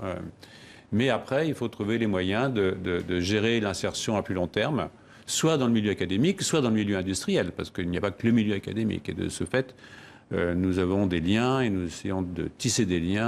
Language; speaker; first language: French; native; French